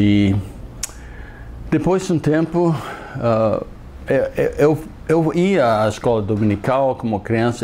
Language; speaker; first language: Portuguese; non-native, fluent; English